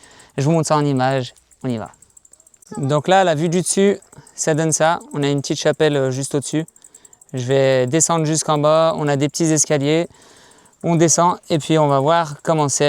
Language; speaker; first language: French; native; French